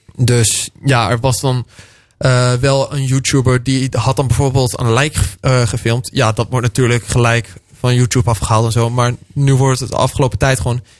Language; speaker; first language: Dutch; native; Dutch